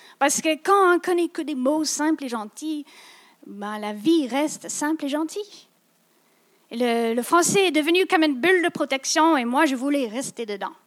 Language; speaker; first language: French; non-native, local second language; English